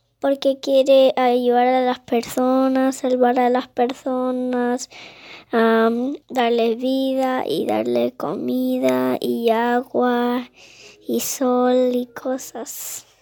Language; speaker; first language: Spanish; early bilingual, heritage; Spanish